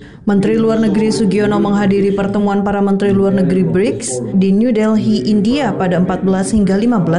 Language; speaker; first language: Indonesian; native; Indonesian